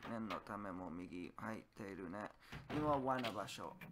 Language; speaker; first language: Japanese; non-native, learner; English